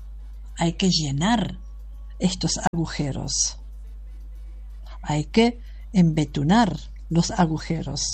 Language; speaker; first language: Spanish; non-native, fluent; German